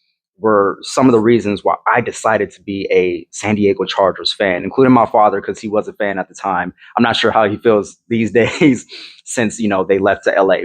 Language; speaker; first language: English; native; English